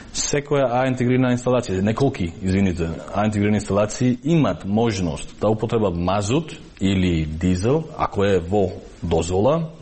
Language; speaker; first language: Macedonian; non-native, local second language; Albanian